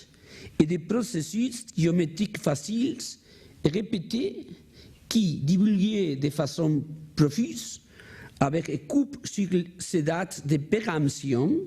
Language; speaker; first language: French; non-native, learner; Spanish